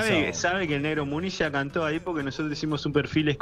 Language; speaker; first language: Spanish; native; Spanish